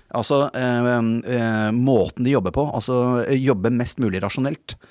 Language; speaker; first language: Norwegian; native; Norwegian